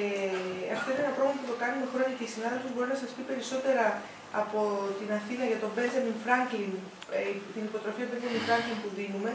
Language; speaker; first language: Greek; native; Greek